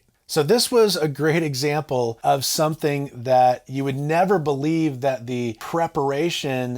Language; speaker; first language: English; native; English